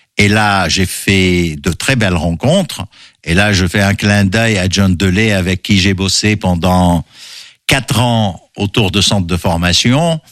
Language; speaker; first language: French; non-native, local second language; Arabic